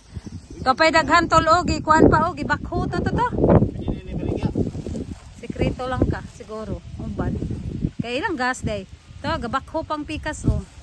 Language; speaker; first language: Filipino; non-native, local second language; Cebuano